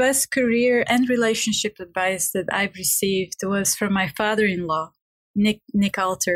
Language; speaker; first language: English; non-native, fluent; Bulgarian